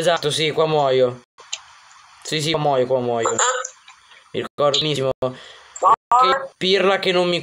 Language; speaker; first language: Italian; native; Italian